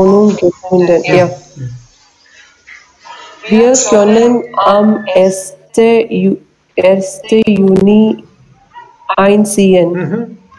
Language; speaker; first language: German; non-native, learner; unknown